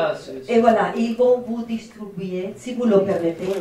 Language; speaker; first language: French; non-native, fluent; Spanish